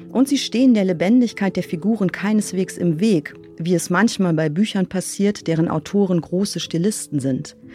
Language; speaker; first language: German; native; German